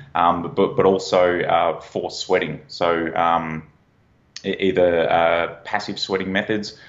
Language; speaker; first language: English; native; English